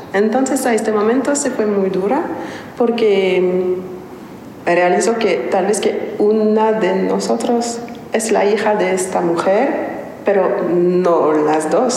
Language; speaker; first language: Spanish; non-native, learner; French